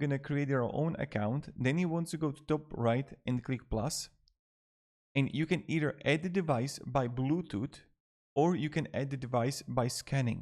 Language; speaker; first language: English; non-native, fluent; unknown